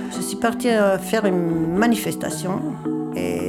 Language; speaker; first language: French; non-native, fluent; Spanish